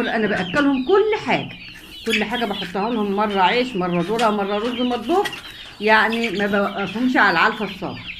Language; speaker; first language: Arabic; native; Arabic